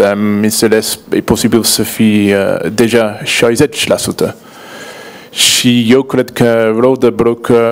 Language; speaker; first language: Romanian; non-native, learner; English